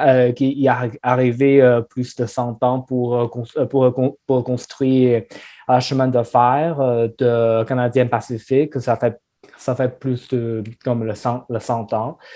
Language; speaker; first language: French; non-native, learner; Chinese